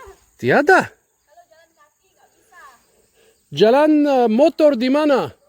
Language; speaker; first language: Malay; non-native, learner; German